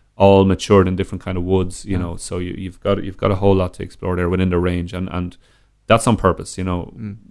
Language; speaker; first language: English; native; English